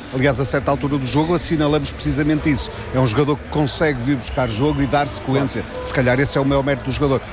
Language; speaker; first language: Portuguese; native; Portuguese